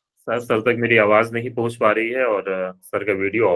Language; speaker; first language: Hindi; native; Hindi